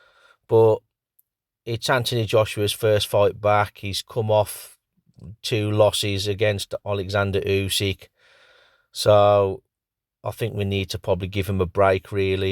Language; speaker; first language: English; native; English